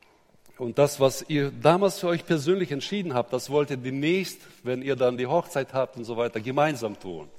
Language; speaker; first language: German; native; German